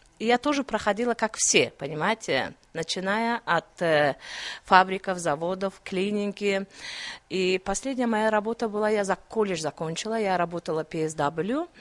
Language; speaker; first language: Russian; non-native, local second language; Tajik